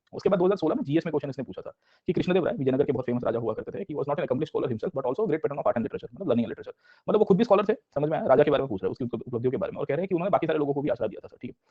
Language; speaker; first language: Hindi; non-native, local second language; Gujarati